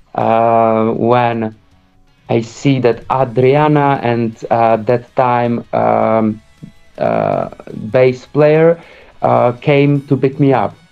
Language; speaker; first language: English; early bilingual, other home language; Czech